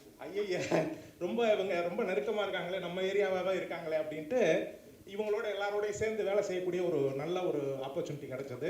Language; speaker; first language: Tamil; native; Tamil